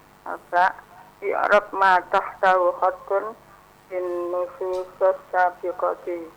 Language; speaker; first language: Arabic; non-native, learner; Indonesian